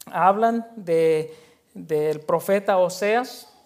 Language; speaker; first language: Spanish; early bilingual, heritage; Spanish